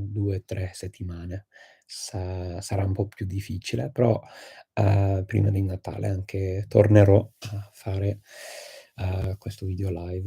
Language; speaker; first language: Italian; non-native, fluent; English